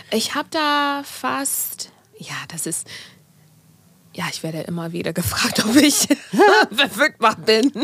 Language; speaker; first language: German; non-native, fluent; English